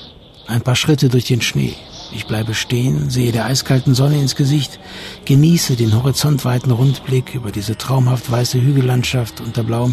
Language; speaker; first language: German; native; German